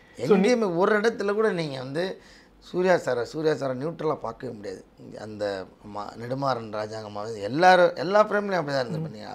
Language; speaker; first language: Tamil; native; Tamil